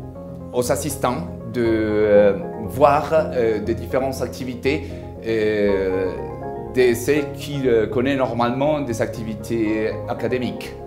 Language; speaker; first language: French; non-native, fluent; Spanish